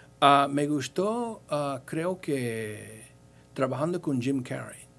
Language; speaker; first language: Spanish; early bilingual, heritage; English